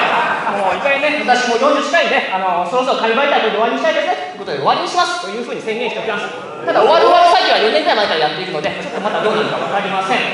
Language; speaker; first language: Japanese; native; Japanese